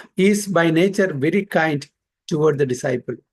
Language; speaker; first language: English; non-native, local second language; Malayalam